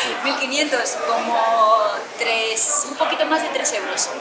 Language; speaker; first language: Spanish; non-native, fluent; Armenian